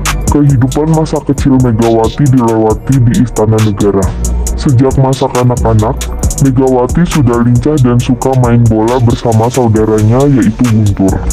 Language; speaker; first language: Indonesian; native; Indonesian